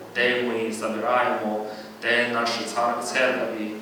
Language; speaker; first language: Ukrainian; non-native, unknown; Chinese